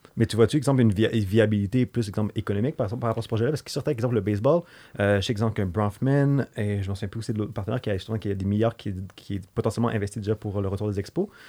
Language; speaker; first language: French; native; French